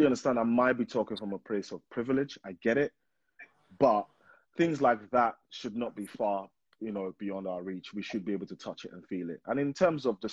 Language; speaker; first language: English; non-native, local second language; Yoruba